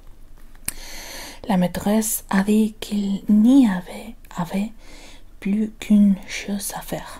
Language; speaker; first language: French; non-native, learner; Spanish